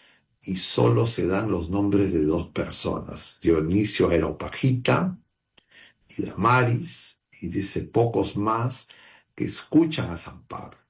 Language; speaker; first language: Spanish; native; Spanish